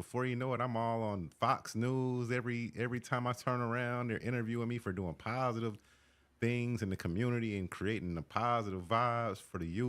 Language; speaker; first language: English; native; English